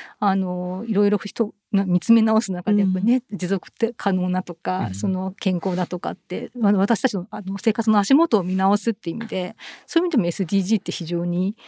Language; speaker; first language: Japanese; native; Japanese